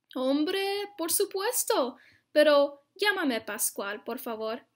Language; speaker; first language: Spanish; non-native, fluent; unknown